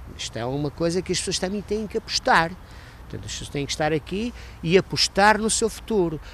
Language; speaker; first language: Portuguese; native; Portuguese